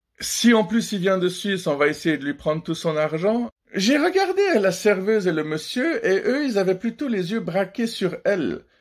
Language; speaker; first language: French; early bilingual, other home language; Persian